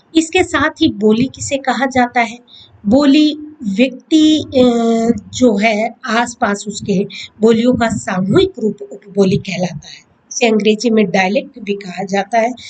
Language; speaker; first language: Hindi; native; Hindi